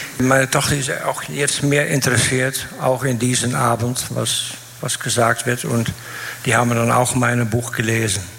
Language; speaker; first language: German; non-native, fluent; Dutch